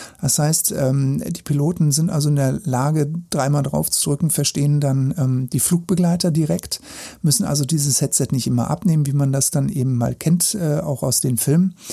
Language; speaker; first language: German; native; German